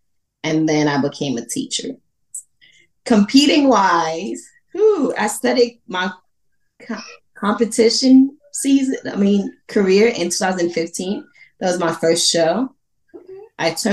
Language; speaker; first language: English; non-native, fluent; Haitian Creole